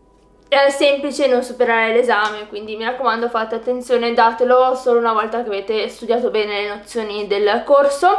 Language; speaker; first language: Italian; native; Italian